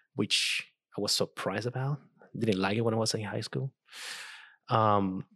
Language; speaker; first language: English; non-native, fluent; Spanish